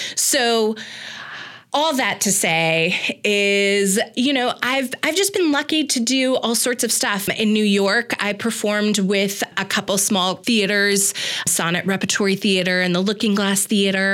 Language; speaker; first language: English; native; English